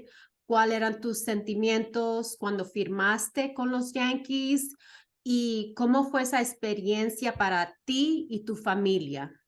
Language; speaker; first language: Spanish; early bilingual, heritage; Spanish